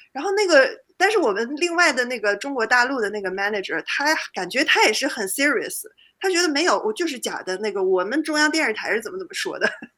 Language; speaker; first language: Chinese; native; Chinese